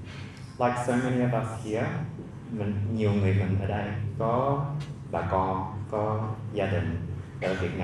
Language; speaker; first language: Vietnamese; early bilingual, heritage; Vietnamese